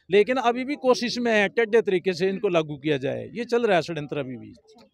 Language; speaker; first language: Hindi; native; Hindi